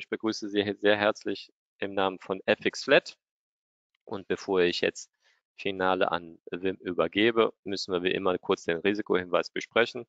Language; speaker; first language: German; native; German